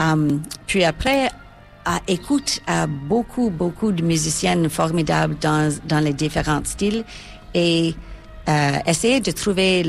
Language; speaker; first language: French; non-native, local second language; English